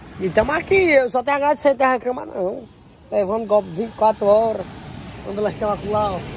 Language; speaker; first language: Portuguese; native; Portuguese